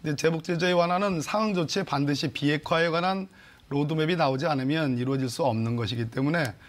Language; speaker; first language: Korean; native; Korean